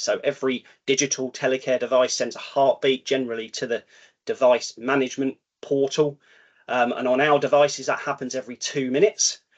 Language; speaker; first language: English; native; English